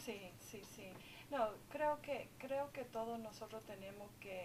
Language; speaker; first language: Spanish; early bilingual, heritage; Spanish